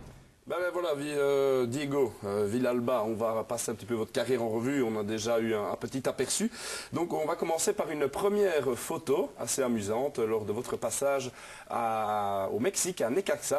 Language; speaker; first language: French; native; French